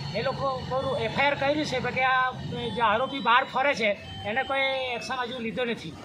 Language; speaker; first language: Gujarati; non-native, local second language; Bhili